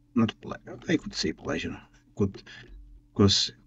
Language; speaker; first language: English; non-native, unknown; Czech